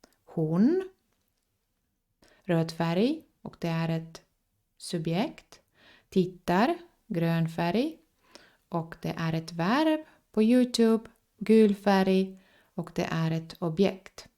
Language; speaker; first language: Swedish; non-native, fluent; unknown